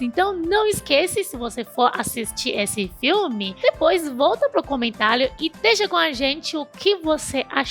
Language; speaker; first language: Portuguese; non-native, fluent; Chinese